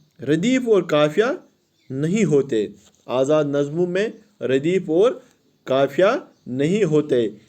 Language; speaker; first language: Urdu; non-native, local second language; Kashmiri